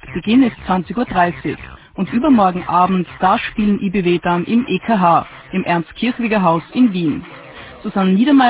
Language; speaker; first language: German; native; German